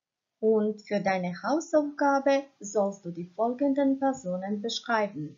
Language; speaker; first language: German; non-native, fluent; Croatian